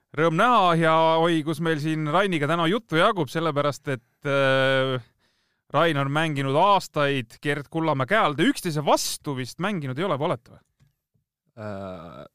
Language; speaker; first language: Estonian; native; Estonian